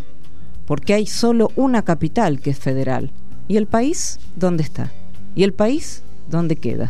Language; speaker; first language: Spanish; native; Spanish